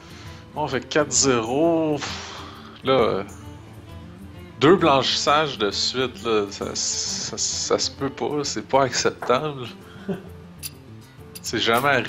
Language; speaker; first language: French; native; French